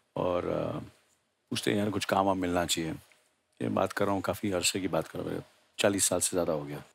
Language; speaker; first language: Hindi; native; Hindi